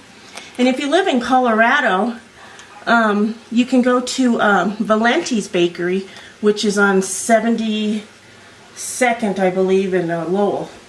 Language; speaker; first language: English; native; English